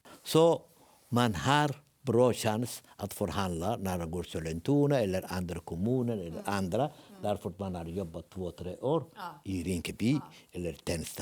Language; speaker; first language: Swedish; non-native, learner; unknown